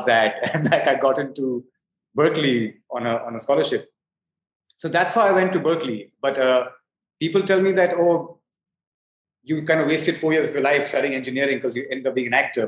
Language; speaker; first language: English; non-native, local second language; Hindi